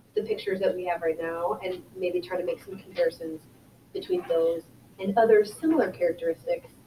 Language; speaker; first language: English; native; English